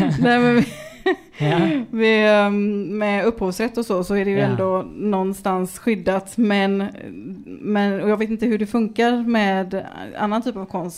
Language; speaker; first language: Swedish; native; Swedish